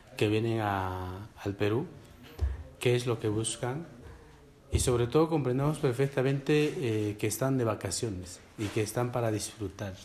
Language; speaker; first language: Spanish; non-native, local second language; Quechua